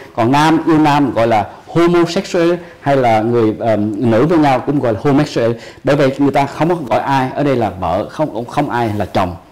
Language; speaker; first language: Vietnamese; native; Vietnamese